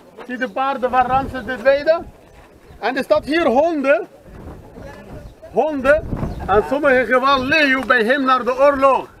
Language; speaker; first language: Dutch; non-native, learner; Arabic